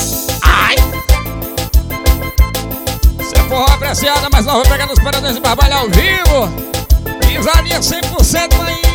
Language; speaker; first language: Portuguese; native; Portuguese